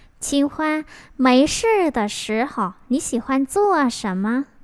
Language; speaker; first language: Chinese; non-native, fluent; Vietnamese